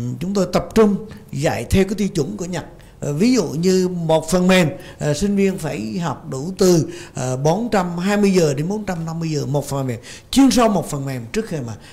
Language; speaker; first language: Vietnamese; native; Vietnamese